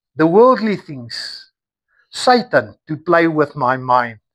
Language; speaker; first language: English; non-native, local second language; Afrikaans